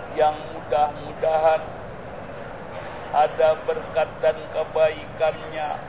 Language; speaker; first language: Indonesian; non-native, local second language; Banjar